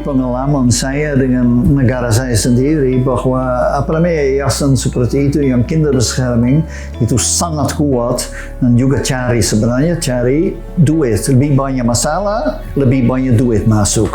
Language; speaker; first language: Indonesian; non-native, fluent; Dutch